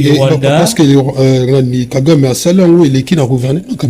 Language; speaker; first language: French; non-native, local second language; Lingala